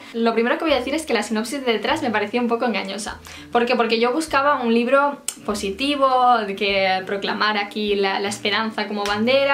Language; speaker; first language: Spanish; native; Spanish